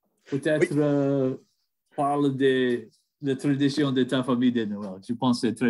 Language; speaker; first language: French; non-native, learner; English